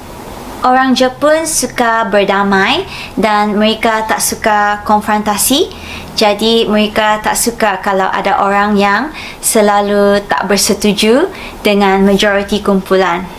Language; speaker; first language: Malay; non-native, fluent; Japanese